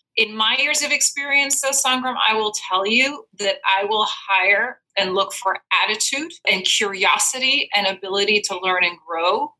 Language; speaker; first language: English; non-native, fluent; Dutch